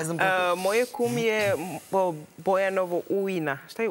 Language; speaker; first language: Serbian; non-native, learner; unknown